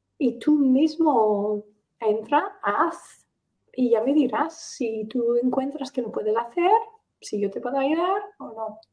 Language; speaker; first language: Spanish; non-native, fluent; English